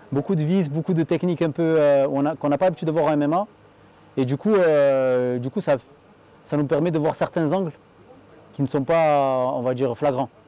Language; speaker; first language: French; native; French